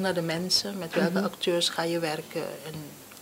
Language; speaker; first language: Dutch; non-native, local second language; Papiamento